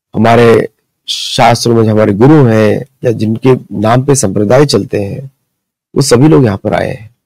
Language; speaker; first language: Hindi; early bilingual, other home language; Marathi